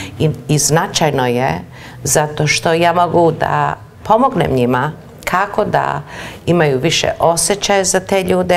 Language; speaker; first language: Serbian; early bilingual, heritage; Serbian